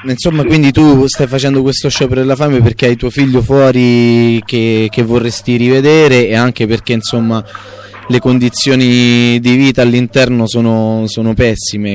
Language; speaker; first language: Italian; native; Italian